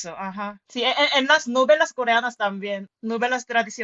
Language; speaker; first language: Spanish; non-native, fluent; Korean